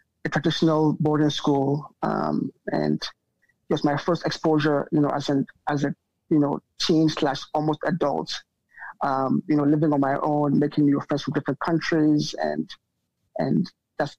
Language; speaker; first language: English; non-native, local second language; Akan